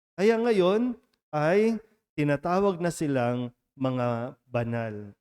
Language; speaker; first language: Filipino; native; Filipino